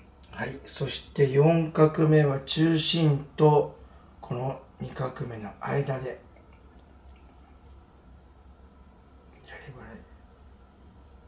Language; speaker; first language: Japanese; native; Japanese